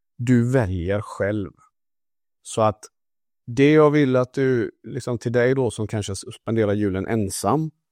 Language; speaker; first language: Swedish; early bilingual, other home language; Italian